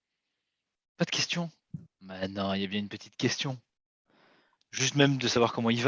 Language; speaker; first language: French; native; French